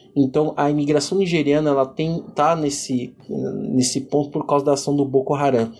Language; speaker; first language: Portuguese; early bilingual, other home language; Igbo